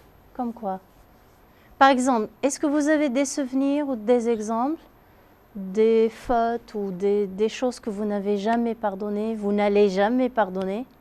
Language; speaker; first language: French; non-native, fluent; Arabic